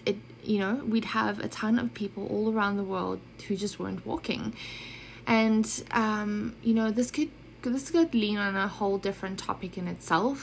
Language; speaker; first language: English; native; English